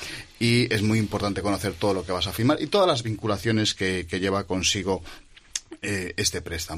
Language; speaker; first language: Spanish; native; Spanish